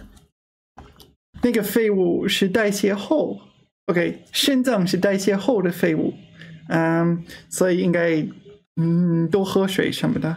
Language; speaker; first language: Chinese; non-native, learner; English